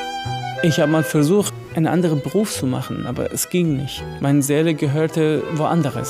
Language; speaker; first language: German; non-native, fluent; Persian